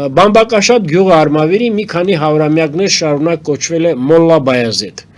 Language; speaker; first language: Armenian; native; Armenian